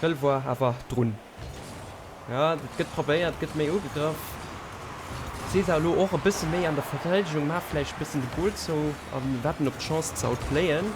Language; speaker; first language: German; non-native, local second language; Luxembourgish